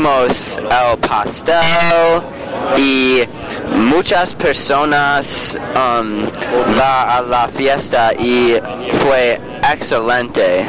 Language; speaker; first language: Spanish; non-native, learner; English